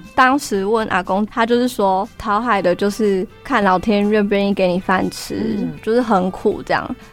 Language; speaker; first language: Chinese; native; Chinese